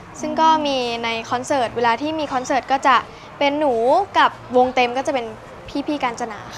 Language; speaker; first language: Thai; native; Thai